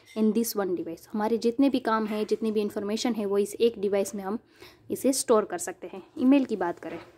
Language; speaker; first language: Hindi; non-native, local second language; Gujarati